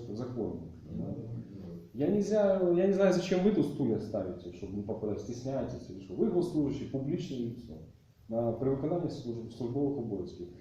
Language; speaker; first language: Russian; native; Russian